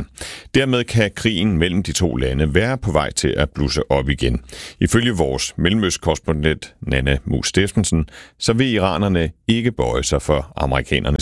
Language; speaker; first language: Danish; native; Danish